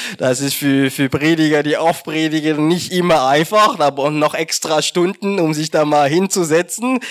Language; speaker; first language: German; non-native, fluent; French